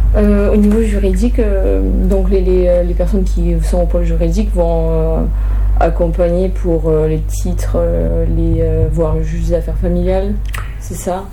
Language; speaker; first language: French; native; French